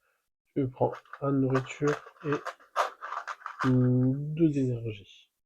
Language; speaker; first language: French; native; French